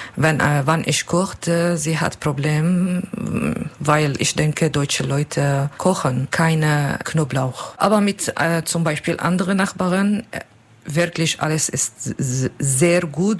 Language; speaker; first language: German; non-native, learner; English